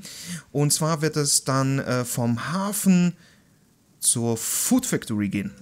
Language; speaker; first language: German; native; German